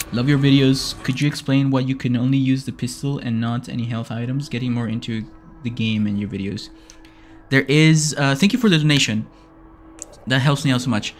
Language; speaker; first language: English; non-native, fluent; Spanish